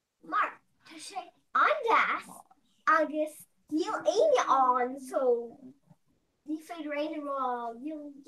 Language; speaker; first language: Irish; non-native, learner; English